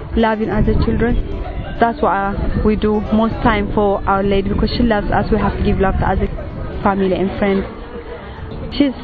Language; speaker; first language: English; non-native, fluent; Tigrinya